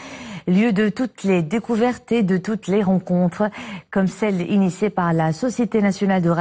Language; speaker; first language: French; non-native, local second language; Arabic